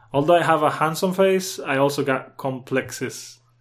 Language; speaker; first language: English; non-native, fluent; Spanish